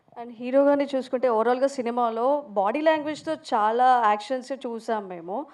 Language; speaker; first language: Telugu; native; Telugu